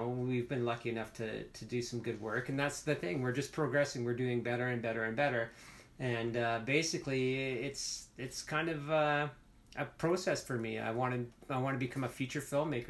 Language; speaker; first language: English; native; English